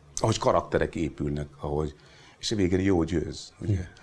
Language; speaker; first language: Hungarian; non-native, fluent; Hindi